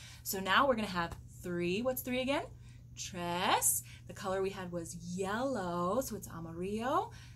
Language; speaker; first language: English; native; English